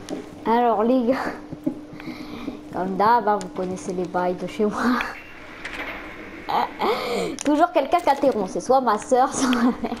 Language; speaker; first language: French; native; French